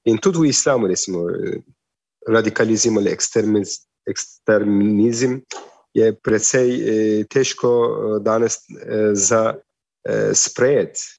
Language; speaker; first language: Slovenian; non-native, learner; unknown